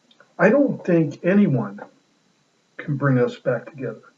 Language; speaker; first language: English; native; English